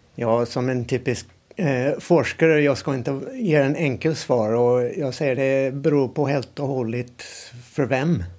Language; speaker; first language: Swedish; non-native, fluent; English